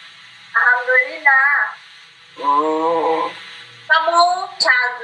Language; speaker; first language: Indonesian; non-native, learner; Vietnamese